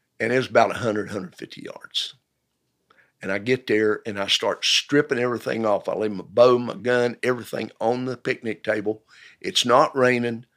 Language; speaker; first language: English; native; English